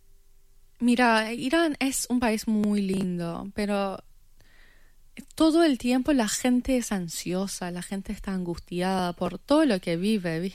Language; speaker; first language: Spanish; non-native, fluent; Persian